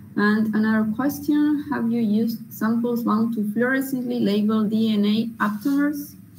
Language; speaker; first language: English; non-native, fluent; Spanish